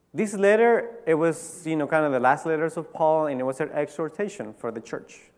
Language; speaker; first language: English; early bilingual, other home language; Spanish